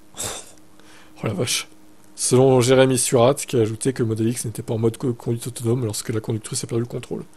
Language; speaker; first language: French; native; French